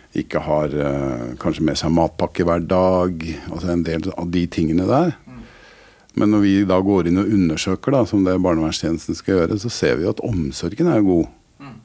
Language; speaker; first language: Norwegian; native; Norwegian